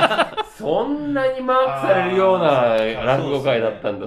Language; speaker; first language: Japanese; native; Japanese